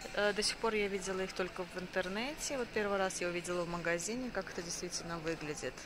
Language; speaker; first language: Russian; native; Russian